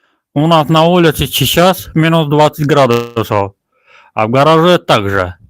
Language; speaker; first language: Russian; non-native, local second language; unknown